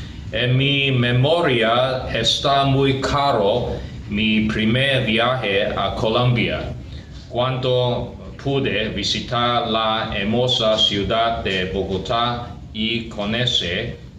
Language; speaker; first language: Spanish; non-native, learner; Chinese